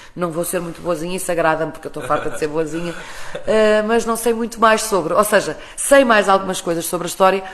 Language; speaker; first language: Portuguese; native; Portuguese